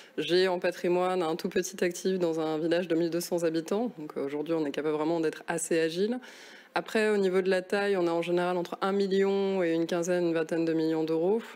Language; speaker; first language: French; native; French